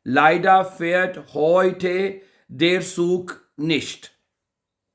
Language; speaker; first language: German; non-native, learner; Urdu